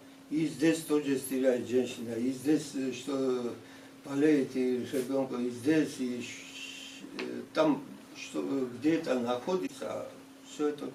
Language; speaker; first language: Russian; non-native, fluent; Georgian